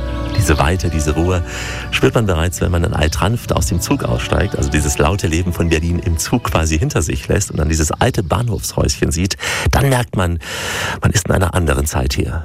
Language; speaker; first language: German; native; German